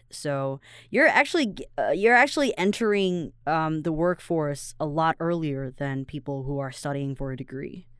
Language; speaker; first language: English; non-native, fluent; Chinese